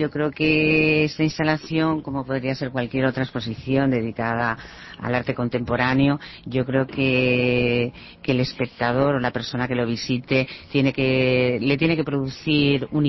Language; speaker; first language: Spanish; early bilingual, heritage; Spanish